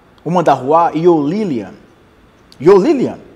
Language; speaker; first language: Chinese; non-native, learner; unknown